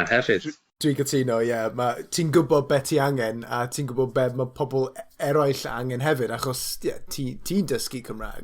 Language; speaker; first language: Welsh; non-native, learner; English